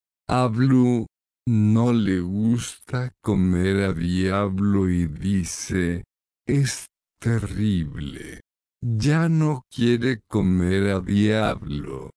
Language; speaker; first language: Spanish; non-native, learner; English